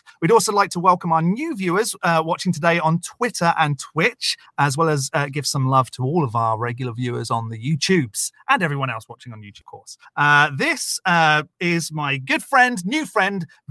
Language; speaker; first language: English; native; English